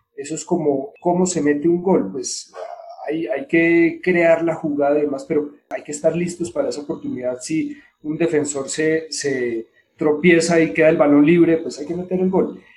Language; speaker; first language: Spanish; native; Spanish